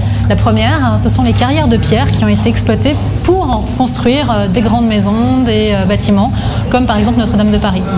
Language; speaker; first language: French; native; French